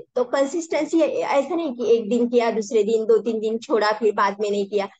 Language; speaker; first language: Hindi; non-native, local second language; Marathi